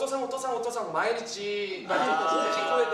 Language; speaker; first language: Japanese; non-native, learner; Korean